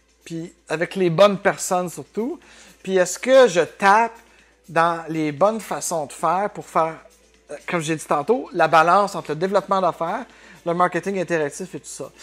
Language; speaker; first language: French; native; French